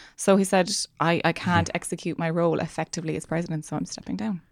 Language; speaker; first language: English; native; English